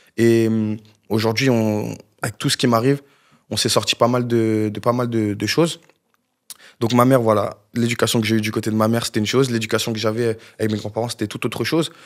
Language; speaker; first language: French; native; French